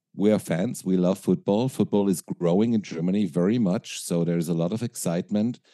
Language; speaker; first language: English; non-native, fluent; German